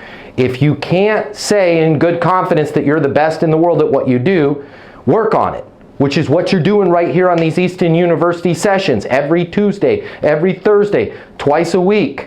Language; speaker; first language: English; native; English